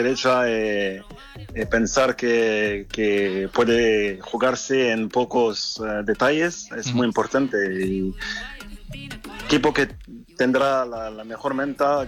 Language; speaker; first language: Spanish; non-native, fluent; French